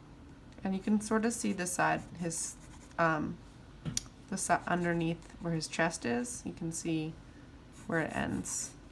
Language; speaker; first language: English; native; English